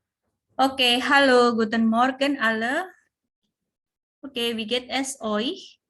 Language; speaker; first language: German; non-native, fluent; Indonesian